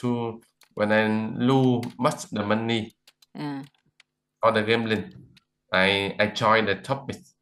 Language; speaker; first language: English; non-native, learner; Vietnamese